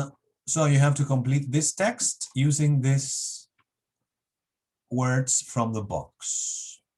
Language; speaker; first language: English; non-native, fluent; Spanish